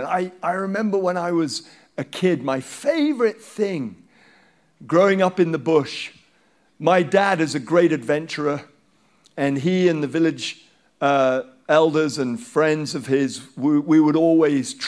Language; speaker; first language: English; non-native, local second language; Hausa